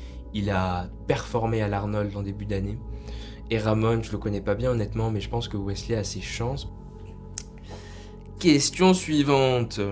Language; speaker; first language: French; native; French